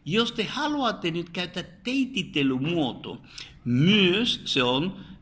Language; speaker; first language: Finnish; non-native, fluent; Spanish